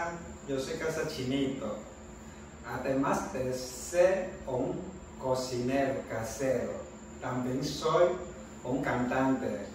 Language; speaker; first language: Spanish; non-native, learner; Chinese